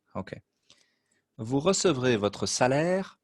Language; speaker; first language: French; native; French